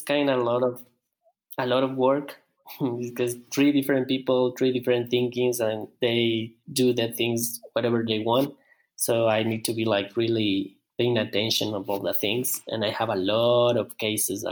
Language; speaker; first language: English; non-native, learner; Spanish